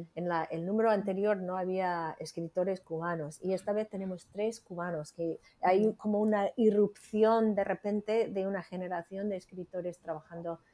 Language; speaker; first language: Spanish; non-native, fluent; English